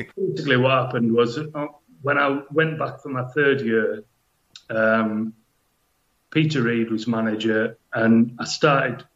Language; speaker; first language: English; native; English